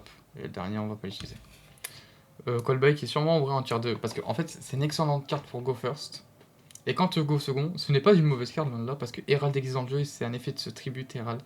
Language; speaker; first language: French; native; French